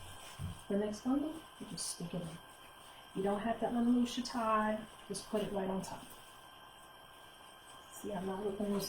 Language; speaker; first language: English; native; English